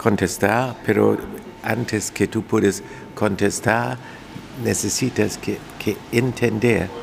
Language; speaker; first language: Spanish; non-native, fluent; German